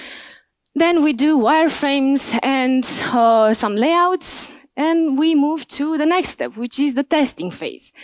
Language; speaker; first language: English; non-native, fluent; Romanian